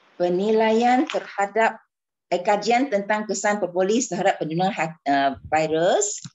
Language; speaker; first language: Malay; non-native, local second language; Chinese